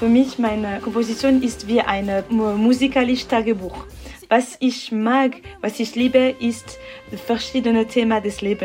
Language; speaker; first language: German; non-native, local second language; French